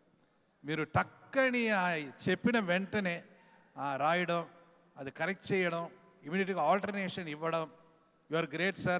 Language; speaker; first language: Telugu; non-native, learner; Tamil